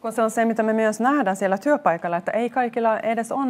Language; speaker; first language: Finnish; non-native, local second language; Swedish